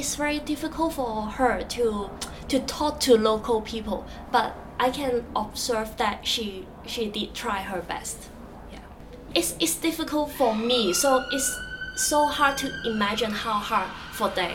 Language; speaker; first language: English; non-native, local second language; Cantonese